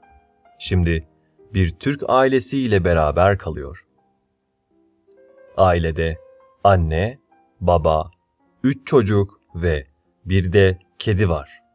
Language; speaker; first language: Turkish; non-native, fluent; Persian